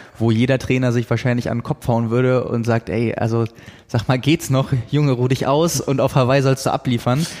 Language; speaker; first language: German; native; German